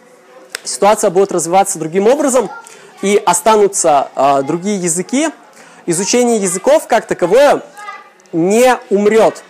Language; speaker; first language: Russian; native; Russian